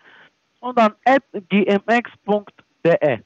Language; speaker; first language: German; non-native, fluent; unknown